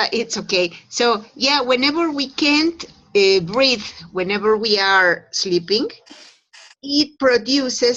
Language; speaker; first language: English; non-native, fluent; Spanish